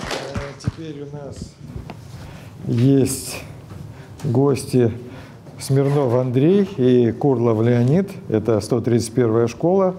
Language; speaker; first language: Russian; native; Russian